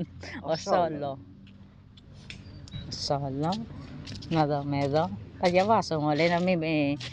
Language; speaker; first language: Greek; non-native, learner; Filipino